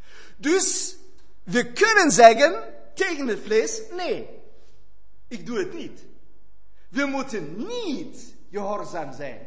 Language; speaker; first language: Dutch; non-native, fluent; German